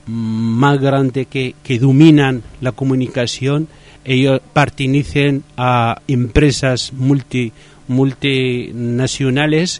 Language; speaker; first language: Spanish; non-native, fluent; Riffian